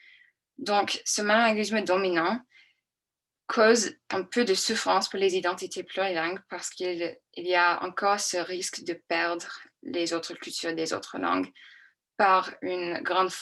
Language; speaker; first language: French; non-native, fluent; English